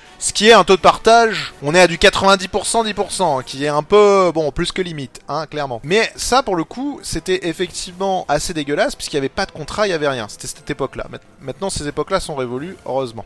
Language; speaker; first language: French; native; French